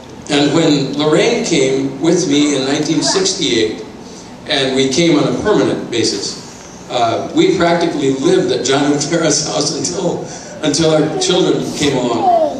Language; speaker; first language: English; native; English